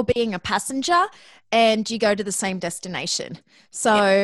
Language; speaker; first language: English; native; English